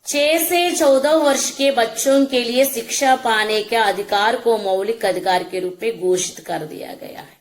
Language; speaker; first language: Hindi; non-native, local second language; Telugu